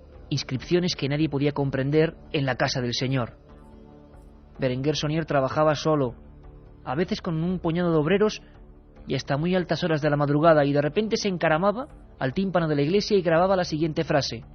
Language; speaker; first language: Spanish; native; Spanish